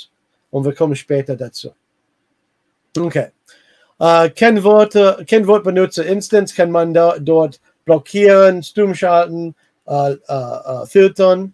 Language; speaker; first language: German; non-native, learner; English